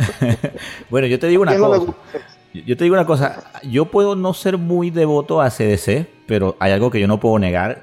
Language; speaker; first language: Spanish; native; Spanish